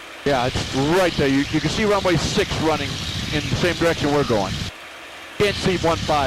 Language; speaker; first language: English; native; English